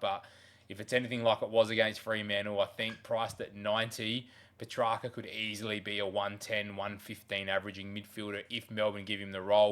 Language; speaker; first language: English; native; English